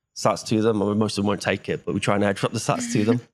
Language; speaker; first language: English; native; English